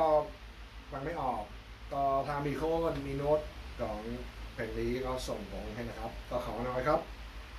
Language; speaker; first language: Thai; non-native, learner; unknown